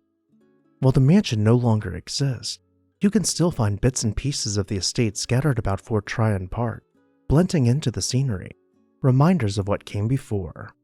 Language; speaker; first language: English; native; English